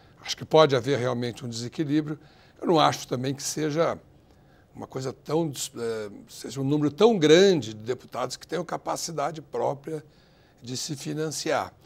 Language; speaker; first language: Portuguese; native; Portuguese